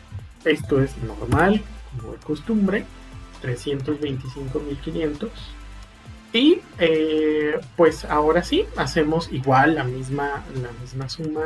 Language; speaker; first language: Spanish; native; Spanish